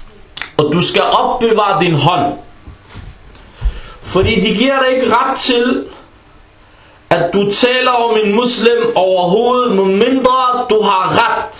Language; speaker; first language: Danish; early bilingual, other home language; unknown